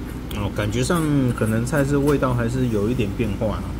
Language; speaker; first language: Chinese; native; Chinese